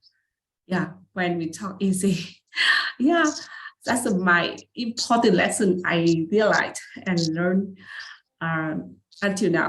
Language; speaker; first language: English; non-native, learner; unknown